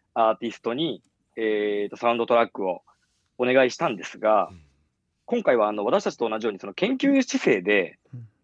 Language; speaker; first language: Japanese; native; Japanese